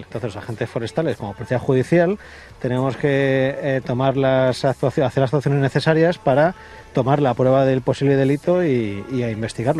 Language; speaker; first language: Spanish; native; Spanish